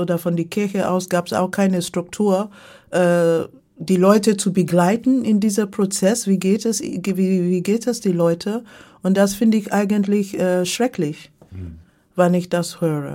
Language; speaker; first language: German; non-native, fluent; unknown